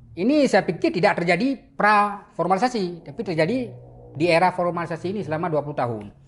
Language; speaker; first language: Malay; non-native, local second language; Achinese